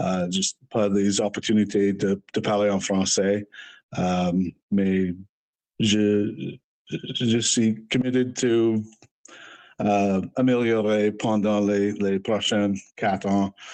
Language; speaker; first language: French; non-native, learner; English